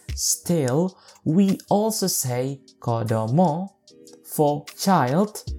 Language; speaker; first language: English; non-native, fluent; Indonesian